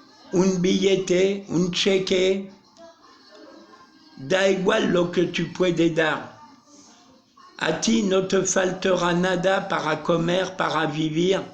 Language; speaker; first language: Spanish; non-native, learner; French